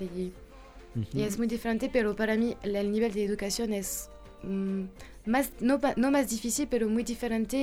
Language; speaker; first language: Spanish; non-native, learner; French